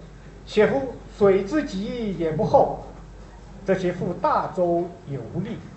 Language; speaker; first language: Chinese; native; Chinese